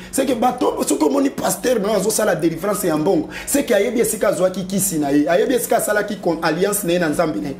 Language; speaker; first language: Lingala; native; Lingala